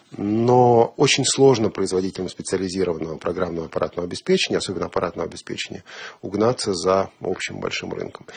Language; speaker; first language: Russian; native; Russian